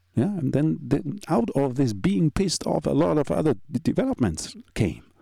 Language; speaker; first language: English; non-native, fluent; German